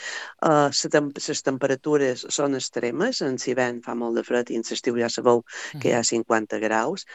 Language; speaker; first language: Catalan; native; Catalan